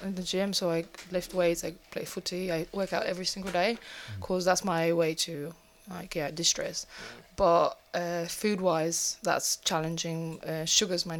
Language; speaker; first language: English; non-native, fluent; Bulgarian